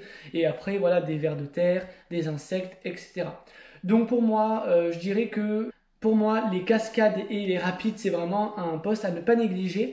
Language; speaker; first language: French; native; French